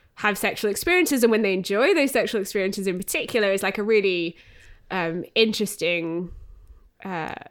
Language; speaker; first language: English; native; English